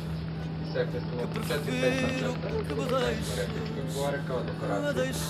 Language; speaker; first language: Bulgarian; non-native, learner; Serbian